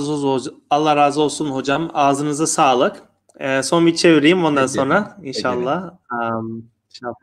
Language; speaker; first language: Turkish; non-native, fluent; Uyghur